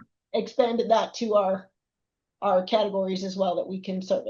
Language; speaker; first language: English; native; English